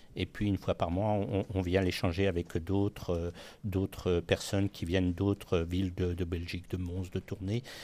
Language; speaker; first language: French; native; French